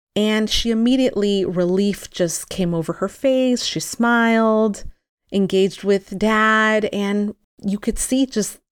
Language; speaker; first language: English; early bilingual, other home language; Spanish